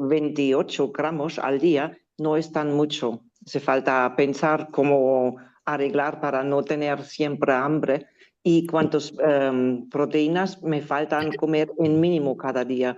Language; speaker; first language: Spanish; non-native, learner; German